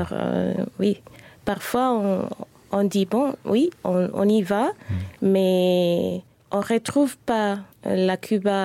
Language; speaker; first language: French; non-native, fluent; Spanish